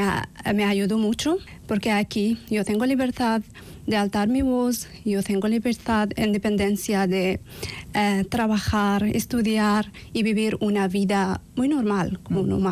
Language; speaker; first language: Spanish; non-native, learner; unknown